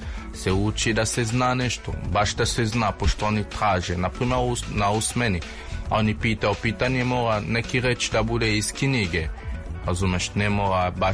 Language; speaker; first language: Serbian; non-native, fluent; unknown